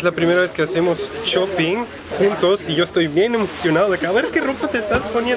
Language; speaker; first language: Spanish; native; Spanish